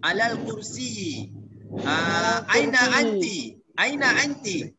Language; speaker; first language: Arabic; non-native, fluent; Malay